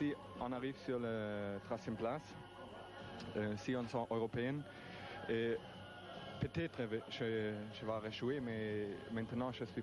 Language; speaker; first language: French; non-native, fluent; German